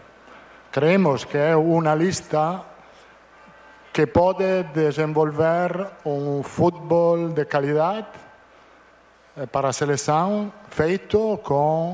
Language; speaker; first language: Portuguese; non-native, fluent; Italian